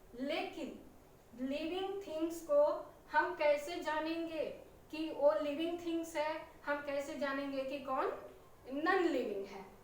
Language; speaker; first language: Hindi; native; Hindi